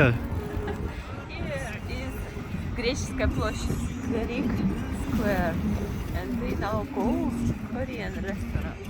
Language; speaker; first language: English; non-native, learner; Russian